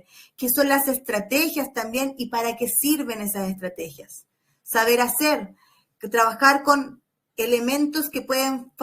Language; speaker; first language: Spanish; native; Spanish